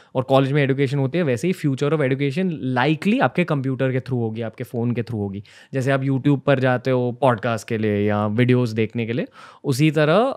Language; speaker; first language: Hindi; native; Hindi